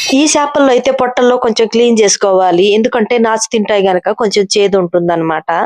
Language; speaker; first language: Telugu; non-native, local second language; Koya